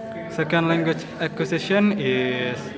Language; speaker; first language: English; non-native, learner; Indonesian